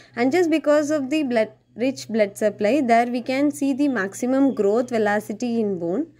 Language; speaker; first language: English; non-native, local second language; Tamil